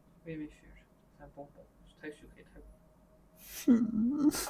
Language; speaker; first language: French; non-native, learner; Chinese